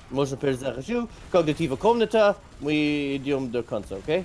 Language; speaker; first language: Russian; non-native, learner; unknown